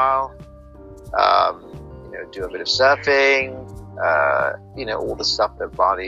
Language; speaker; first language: English; native; English